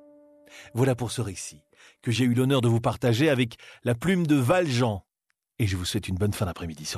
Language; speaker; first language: French; native; French